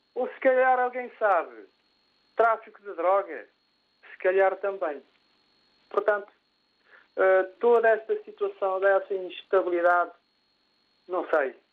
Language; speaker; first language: Portuguese; non-native, local second language; Kabuverdianu